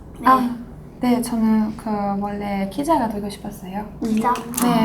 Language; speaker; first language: Korean; non-native, fluent; French